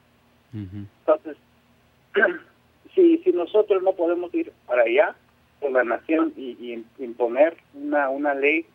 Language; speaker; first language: Spanish; non-native, local second language; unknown